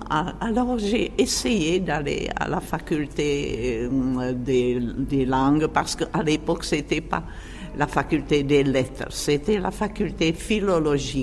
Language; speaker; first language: French; non-native, fluent; Czech